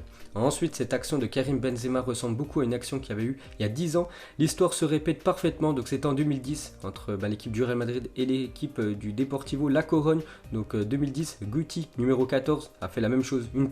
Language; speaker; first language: French; native; French